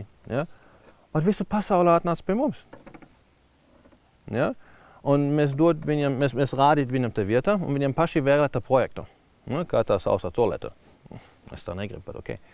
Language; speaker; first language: Latvian; non-native, learner; German